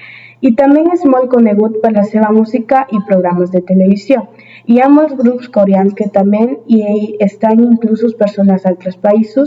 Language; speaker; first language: Catalan; early bilingual, other home language; Spanish